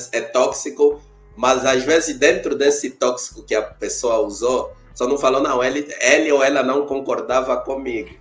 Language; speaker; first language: Portuguese; early bilingual, other home language; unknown